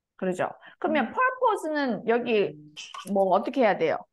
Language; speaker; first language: Korean; native; Korean